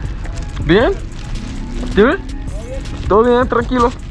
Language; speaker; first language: Spanish; non-native, learner; English